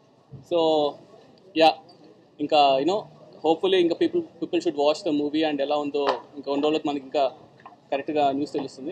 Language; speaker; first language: Telugu; native; Telugu